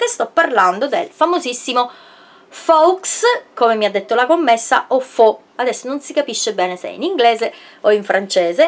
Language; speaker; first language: Italian; native; Italian